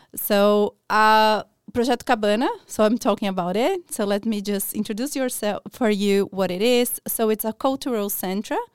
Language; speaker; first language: English; non-native, fluent; Portuguese